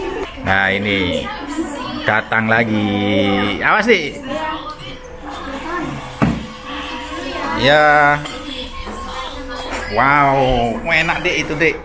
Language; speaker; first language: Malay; non-native, local second language; Javanese